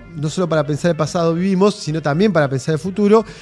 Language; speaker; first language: Spanish; native; Spanish